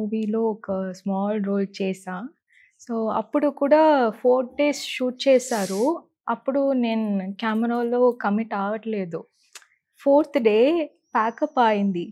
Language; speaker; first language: Telugu; non-native, learner; Tamil